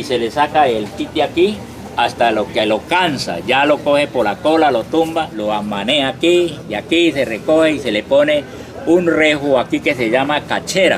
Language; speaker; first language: Spanish; native; Spanish